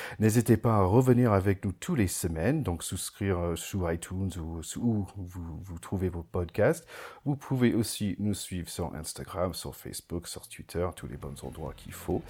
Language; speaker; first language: French; non-native, fluent; English